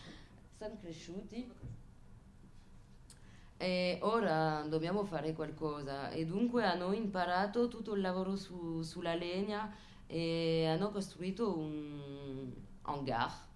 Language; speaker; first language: Italian; non-native, fluent; French